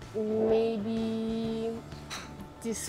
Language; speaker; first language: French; non-native, learner; English